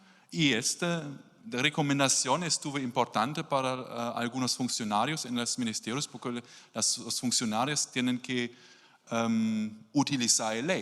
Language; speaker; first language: Spanish; non-native, learner; German